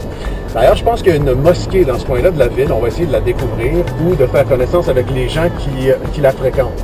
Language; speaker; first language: French; native; French